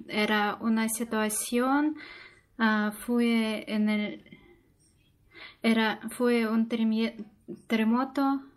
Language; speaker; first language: Spanish; non-native, learner; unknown